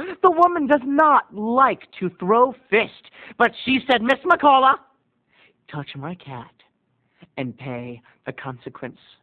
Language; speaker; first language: English; native; English